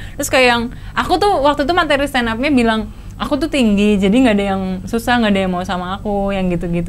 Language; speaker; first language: Indonesian; non-native, local second language; Javanese